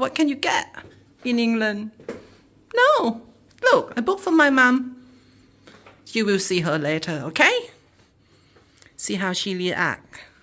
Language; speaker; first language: English; non-native, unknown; Thai